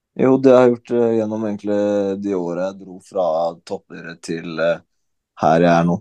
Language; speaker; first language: Norwegian; early bilingual, other home language; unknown